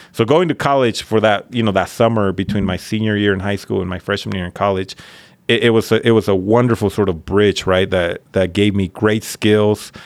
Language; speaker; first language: English; early bilingual, other home language; Spanish